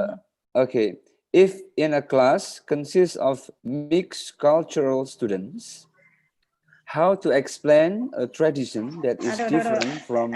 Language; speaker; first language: English; non-native, fluent; Indonesian